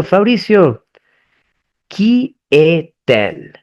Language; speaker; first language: French; non-native, fluent; Spanish